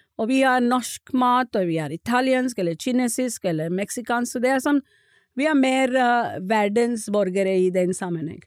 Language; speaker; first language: Norwegian; non-native, fluent; Marathi